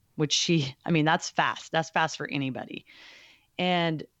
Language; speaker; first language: English; native; English